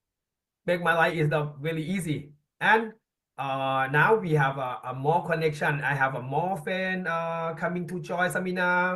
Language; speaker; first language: English; non-native, learner; Thai